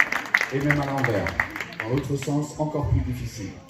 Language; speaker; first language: French; native; French